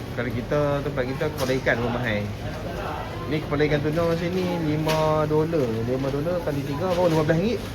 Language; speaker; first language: Malay; native; Malay